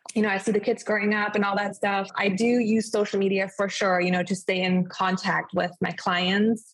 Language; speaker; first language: English; non-native, fluent; German